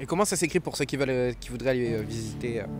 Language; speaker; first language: French; native; French